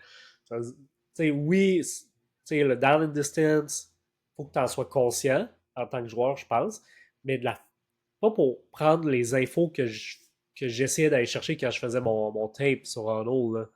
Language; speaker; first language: French; native; French